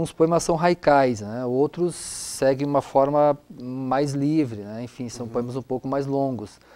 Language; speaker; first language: Portuguese; non-native, local second language; German